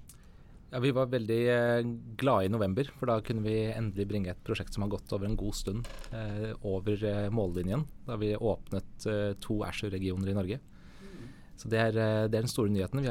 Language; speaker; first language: Norwegian; native; Norwegian